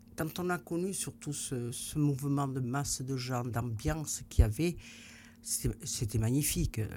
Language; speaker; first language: French; native; French